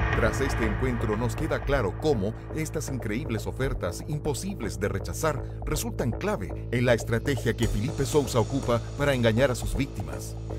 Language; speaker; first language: Spanish; native; Spanish